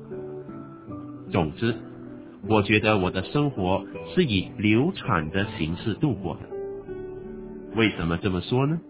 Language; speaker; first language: Chinese; native; Chinese